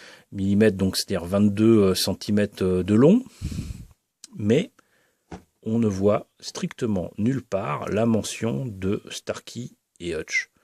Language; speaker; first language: French; native; French